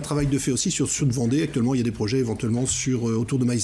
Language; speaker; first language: French; native; French